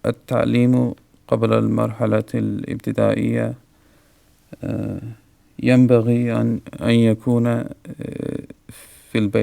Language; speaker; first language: Arabic; non-native, learner; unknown